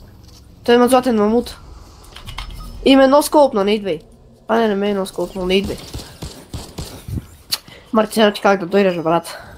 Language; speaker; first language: Bulgarian; native; Bulgarian